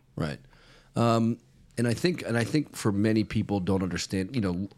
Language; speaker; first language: English; native; English